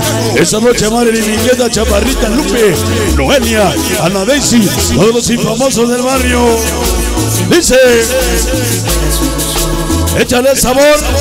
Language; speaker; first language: Spanish; native; Spanish